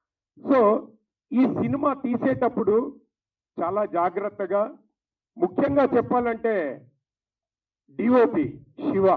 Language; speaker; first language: Telugu; native; Telugu